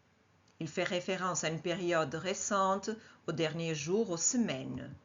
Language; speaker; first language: French; non-native, fluent; Portuguese